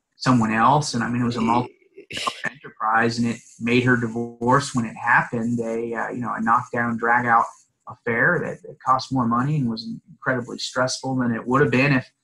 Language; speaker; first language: English; native; English